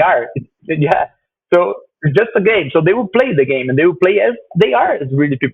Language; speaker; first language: English; non-native, fluent; Portuguese